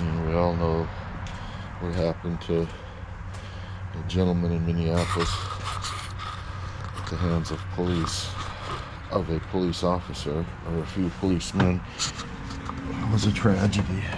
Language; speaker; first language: English; native; English